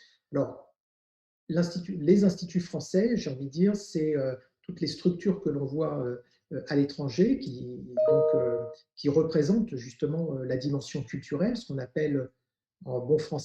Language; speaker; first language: French; native; French